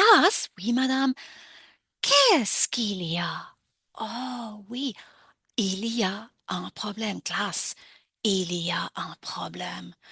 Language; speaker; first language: French; non-native, fluent; English